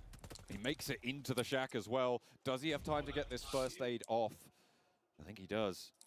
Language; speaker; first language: English; native; English